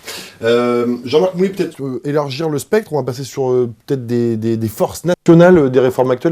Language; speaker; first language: French; native; French